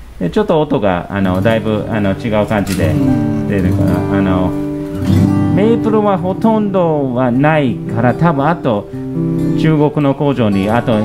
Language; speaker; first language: Japanese; non-native, fluent; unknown